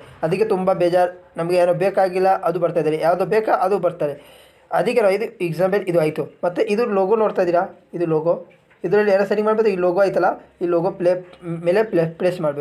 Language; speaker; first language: Kannada; non-native, local second language; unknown